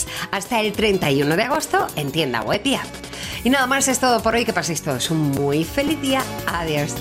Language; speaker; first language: Spanish; native; Spanish